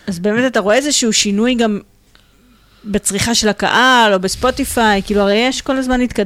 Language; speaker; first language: Hebrew; native; Hebrew